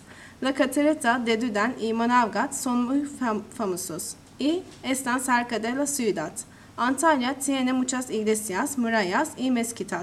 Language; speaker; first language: Spanish; non-native, learner; Turkish